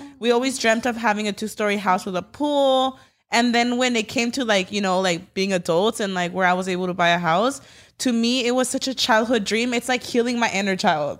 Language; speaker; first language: English; early bilingual, other home language; Spanish